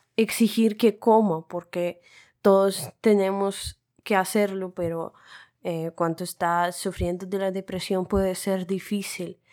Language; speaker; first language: Spanish; non-native, fluent; Russian